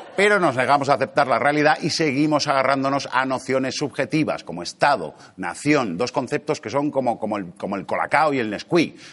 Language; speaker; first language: Spanish; native; Spanish